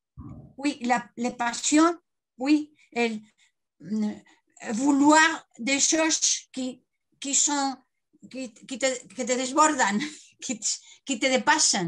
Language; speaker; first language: French; non-native, learner; Spanish